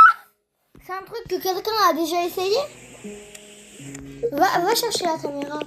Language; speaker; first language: French; early bilingual, other home language; Portuguese